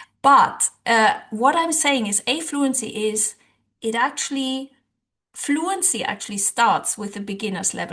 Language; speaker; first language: English; non-native, fluent; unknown